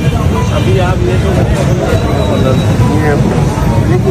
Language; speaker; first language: Urdu; native; Urdu